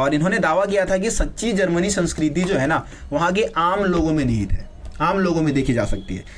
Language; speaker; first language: Hindi; native; Hindi